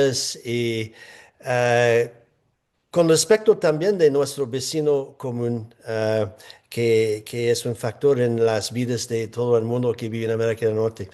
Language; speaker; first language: Spanish; non-native, fluent; English